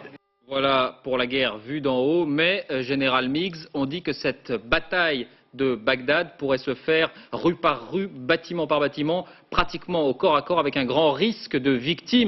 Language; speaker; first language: French; native; French